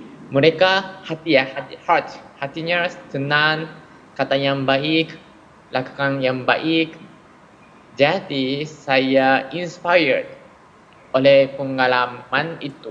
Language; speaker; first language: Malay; non-native, fluent; Japanese